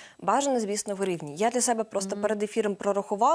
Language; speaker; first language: Ukrainian; native; Ukrainian